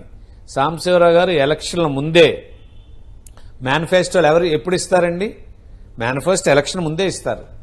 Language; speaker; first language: Telugu; native; Telugu